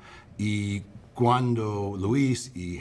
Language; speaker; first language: Spanish; early bilingual, heritage; English